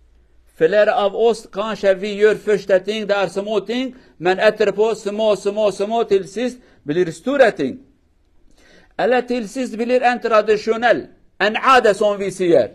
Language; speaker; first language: Norwegian; non-native, learner; Kurdish